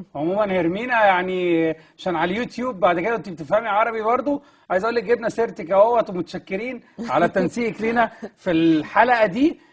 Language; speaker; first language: Egyptian Arabic; native; Egyptian Arabic